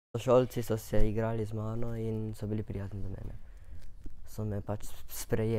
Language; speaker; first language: Slovenian; early bilingual, other home language; Chinese